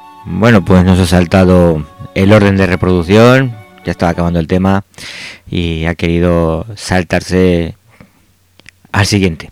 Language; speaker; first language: Spanish; native; Spanish